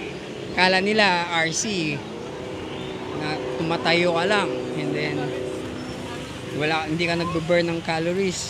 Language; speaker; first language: Filipino; native; Filipino